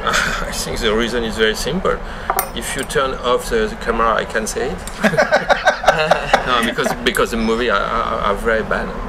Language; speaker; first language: English; non-native, learner; French